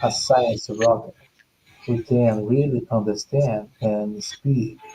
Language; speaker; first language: English; non-native, fluent; Portuguese